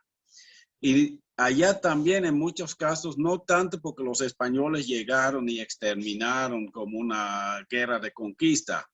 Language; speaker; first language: Spanish; non-native, fluent; Dutch